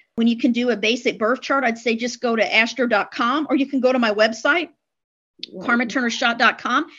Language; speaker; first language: English; native; English